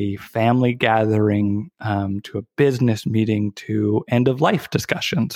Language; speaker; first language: English; native; English